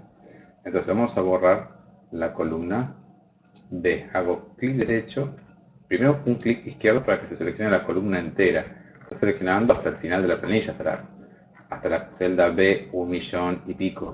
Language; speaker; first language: Spanish; native; Spanish